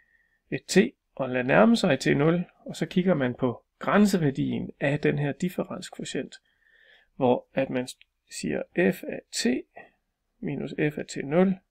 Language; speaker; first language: Danish; native; Danish